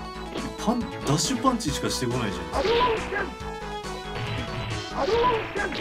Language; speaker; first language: Japanese; native; Japanese